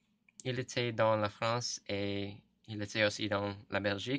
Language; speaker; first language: French; non-native, learner; English